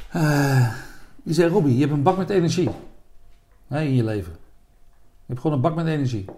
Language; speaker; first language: Dutch; native; Dutch